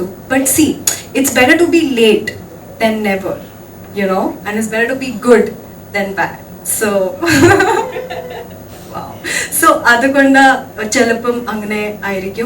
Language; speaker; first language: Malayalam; non-native, learner; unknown